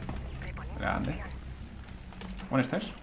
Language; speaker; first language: Spanish; native; Spanish